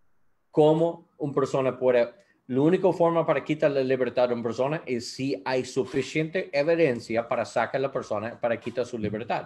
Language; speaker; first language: Spanish; non-native, learner; English